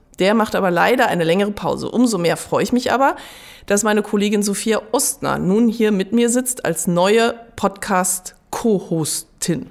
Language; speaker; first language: German; native; German